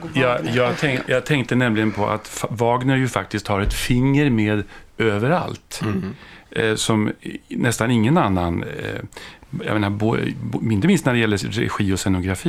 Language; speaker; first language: Swedish; native; Swedish